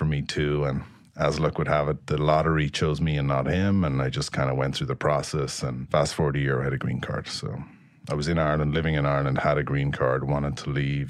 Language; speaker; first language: English; native; English